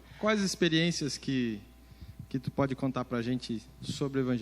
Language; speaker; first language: Portuguese; native; Portuguese